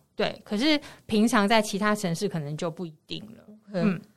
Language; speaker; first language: Chinese; native; Chinese